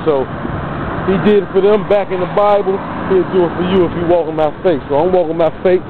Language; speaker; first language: English; native; English